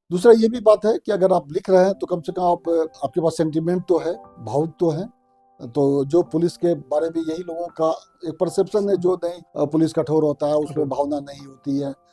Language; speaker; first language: Hindi; non-native, local second language; Maithili